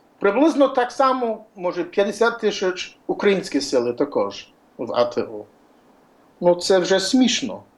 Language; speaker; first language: Ukrainian; early bilingual, heritage; Ukrainian